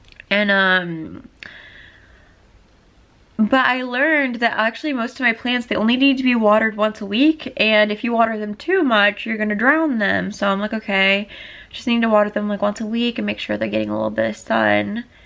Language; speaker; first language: English; native; English